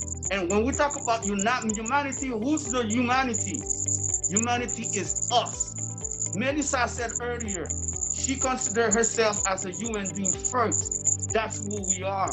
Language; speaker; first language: English; early bilingual, other home language; French